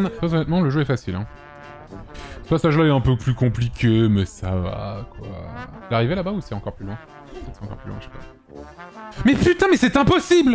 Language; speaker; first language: French; native; French